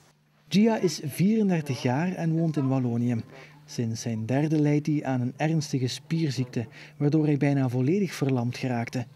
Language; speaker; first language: Dutch; native; Dutch